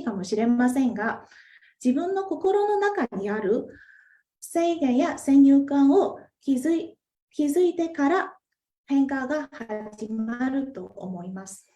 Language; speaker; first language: Japanese; non-native, fluent; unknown